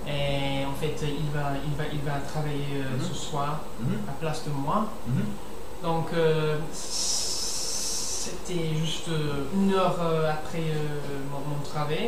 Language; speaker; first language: French; non-native, learner; English